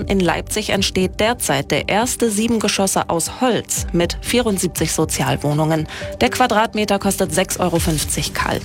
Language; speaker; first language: German; native; German